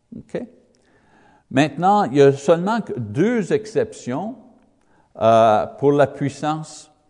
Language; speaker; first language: French; non-native, learner; English